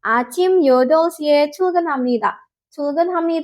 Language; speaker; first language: Korean; non-native, learner; Indonesian